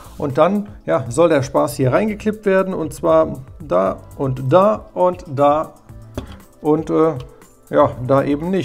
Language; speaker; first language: German; native; German